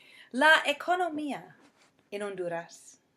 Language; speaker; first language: Spanish; non-native, fluent; English